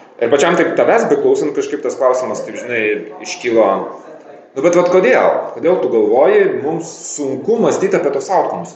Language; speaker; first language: Lithuanian; native; Lithuanian